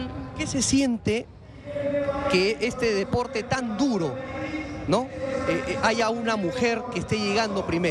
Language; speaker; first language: Spanish; native; Spanish